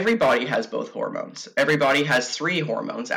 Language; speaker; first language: English; native; English